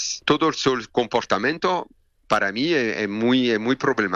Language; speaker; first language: Spanish; non-native, learner; French